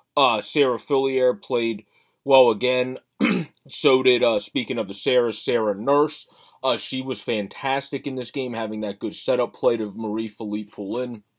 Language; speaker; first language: English; native; English